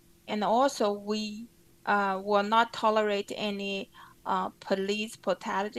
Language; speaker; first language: English; non-native, fluent; Chinese